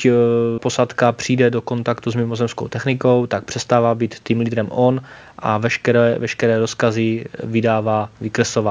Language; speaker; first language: Czech; native; Czech